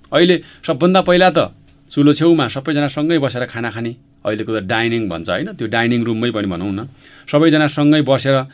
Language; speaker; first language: Nepali; native; Nepali